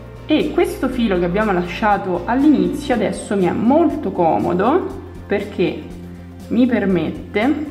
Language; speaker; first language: Italian; native; Italian